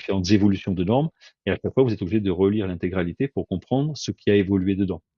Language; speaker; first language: French; native; French